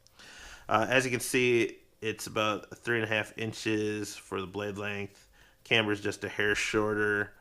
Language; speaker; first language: English; native; English